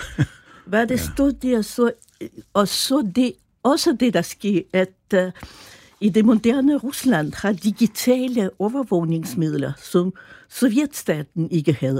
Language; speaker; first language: Danish; non-native, fluent; Russian